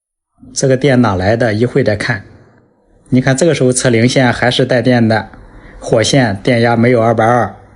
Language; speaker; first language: Chinese; native; Chinese